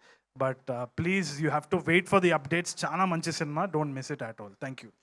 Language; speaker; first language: Telugu; native; Telugu